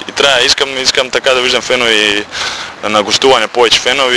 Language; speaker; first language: Bulgarian; non-native, learner; Croatian